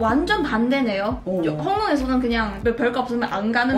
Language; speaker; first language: Korean; non-native, fluent; Cantonese